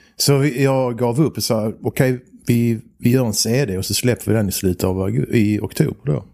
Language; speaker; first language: Swedish; native; Swedish